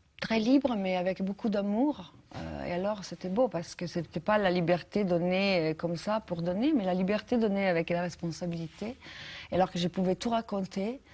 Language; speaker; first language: French; non-native, fluent; Italian